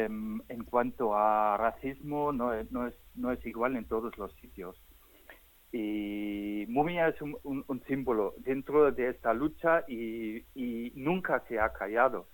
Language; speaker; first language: Spanish; non-native, fluent; German